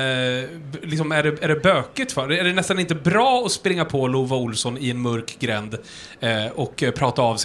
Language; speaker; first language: Swedish; native; Swedish